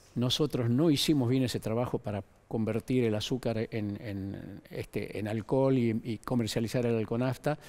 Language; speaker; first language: Spanish; native; Spanish